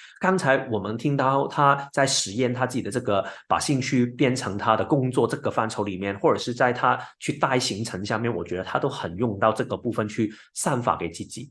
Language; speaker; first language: Chinese; non-native, local second language; Cantonese